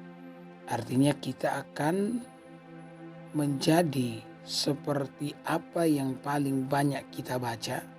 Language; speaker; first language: Indonesian; native; Indonesian